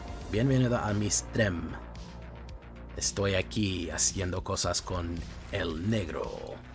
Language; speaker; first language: Spanish; non-native, learner; English